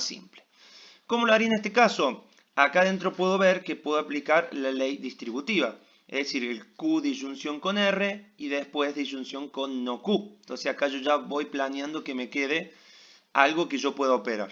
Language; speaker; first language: Spanish; native; Spanish